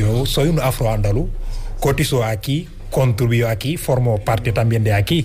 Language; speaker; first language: Spanish; non-native, fluent; Wolof